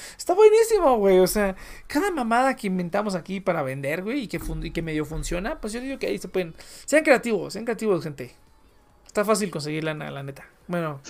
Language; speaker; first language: Spanish; native; Spanish